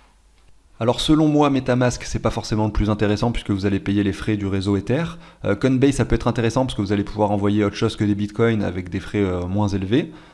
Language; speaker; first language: French; native; French